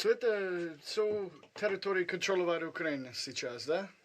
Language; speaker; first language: Russian; non-native, learner; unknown